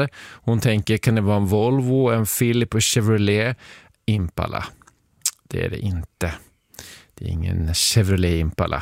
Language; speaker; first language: Swedish; native; Swedish